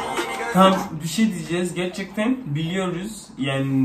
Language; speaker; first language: Turkish; non-native, learner; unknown